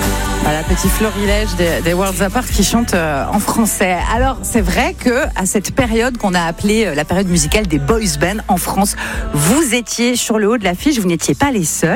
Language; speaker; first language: French; native; French